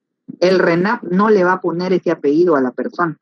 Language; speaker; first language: Spanish; native; Spanish